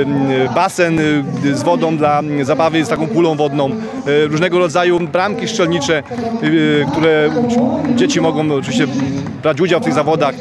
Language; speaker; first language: Polish; native; Polish